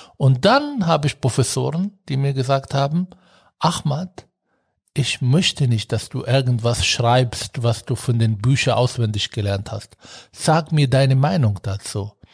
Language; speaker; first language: German; non-native, fluent; Arabic